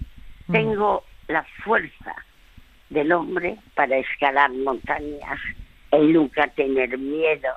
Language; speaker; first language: Spanish; early bilingual, other home language; French